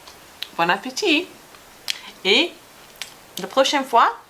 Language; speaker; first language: French; non-native, learner; English